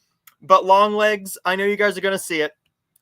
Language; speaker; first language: English; native; English